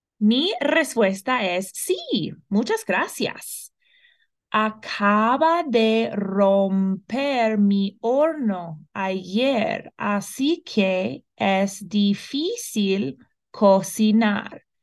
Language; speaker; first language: Spanish; non-native, fluent; English